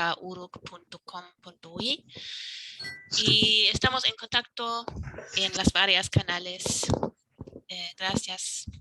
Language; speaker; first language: Spanish; non-native, fluent; German